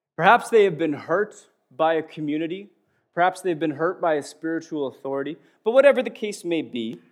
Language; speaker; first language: English; native; English